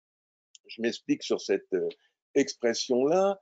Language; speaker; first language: French; native; French